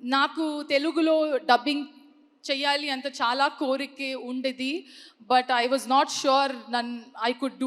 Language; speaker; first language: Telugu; non-native, learner; Kannada